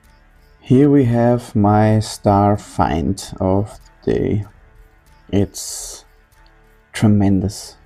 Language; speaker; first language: English; non-native, fluent; German